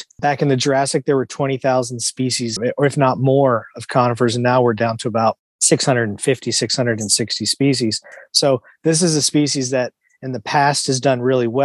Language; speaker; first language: English; native; English